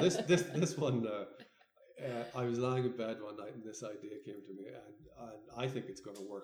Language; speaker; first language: English; native; English